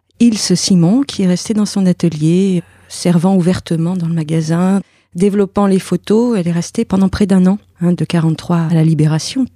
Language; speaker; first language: French; native; French